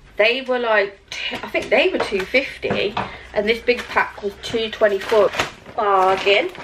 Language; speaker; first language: English; native; English